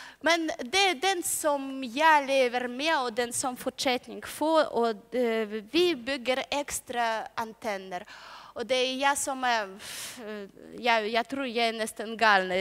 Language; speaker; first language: Swedish; non-native, learner; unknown